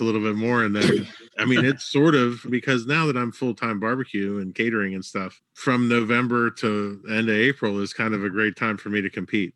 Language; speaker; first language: English; native; English